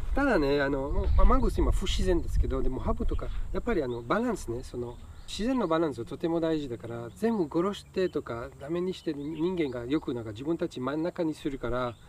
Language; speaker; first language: Japanese; non-native, learner; French